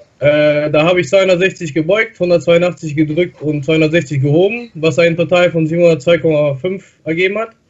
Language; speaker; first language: German; non-native, fluent; Russian